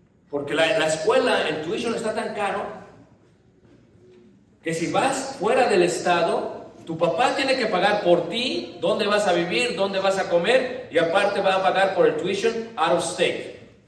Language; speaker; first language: Spanish; native; Spanish